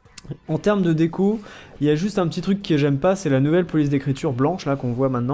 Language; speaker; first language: French; native; French